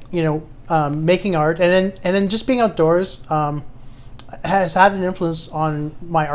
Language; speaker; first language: English; native; English